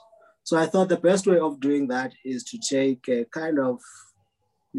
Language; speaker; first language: English; non-native, local second language; Xhosa